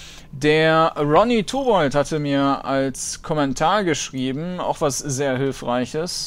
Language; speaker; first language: German; native; German